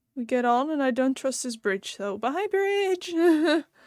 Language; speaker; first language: English; non-native, fluent; Dutch